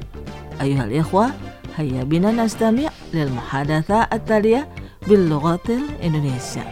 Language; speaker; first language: Arabic; non-native, fluent; Indonesian